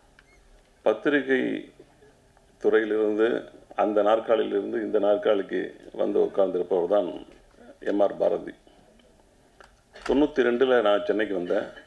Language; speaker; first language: Tamil; native; Tamil